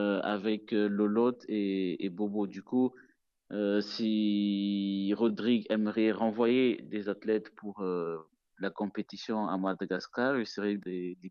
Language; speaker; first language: French; non-native, local second language; Malagasy